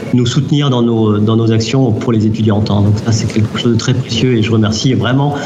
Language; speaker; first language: French; native; French